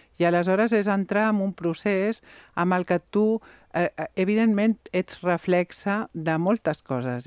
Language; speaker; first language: Catalan; non-native, local second language; Spanish